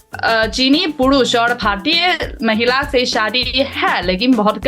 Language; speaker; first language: Hindi; non-native, learner; Chinese